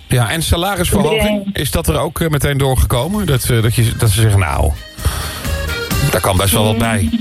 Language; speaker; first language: Dutch; native; Dutch